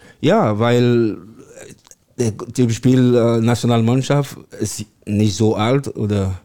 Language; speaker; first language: German; non-native, learner; French